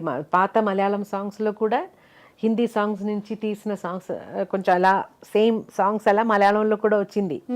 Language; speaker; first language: Telugu; non-native, local second language; Malayalam